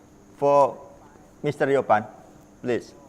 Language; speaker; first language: English; non-native, learner; Indonesian